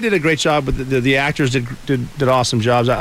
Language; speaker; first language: English; native; English